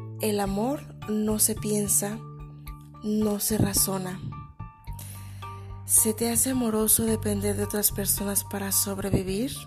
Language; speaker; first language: Spanish; native; Spanish